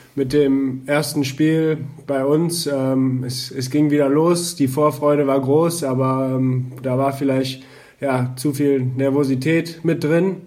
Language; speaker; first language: German; native; German